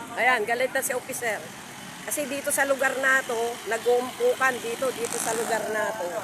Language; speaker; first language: Filipino; native; Filipino